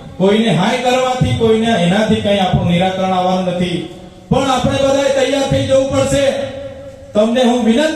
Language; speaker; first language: Gujarati; non-native, local second language; Vasavi